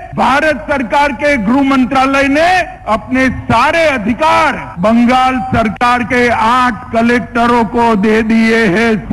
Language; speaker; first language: Hindi; non-native, local second language; Gujarati